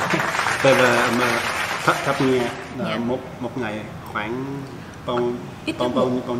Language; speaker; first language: Vietnamese; non-native, learner; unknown